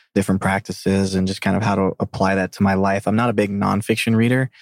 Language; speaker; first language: English; native; English